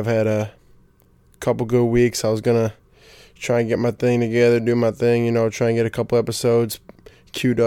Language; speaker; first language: English; native; English